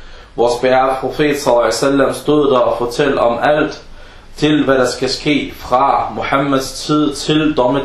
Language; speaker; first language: Danish; early bilingual, other home language; Arabic